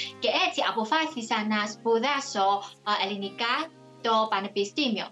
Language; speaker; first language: Greek; non-native, fluent; Chinese